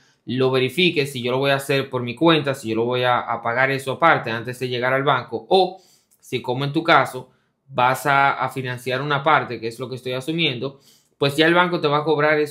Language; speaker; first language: Spanish; native; Spanish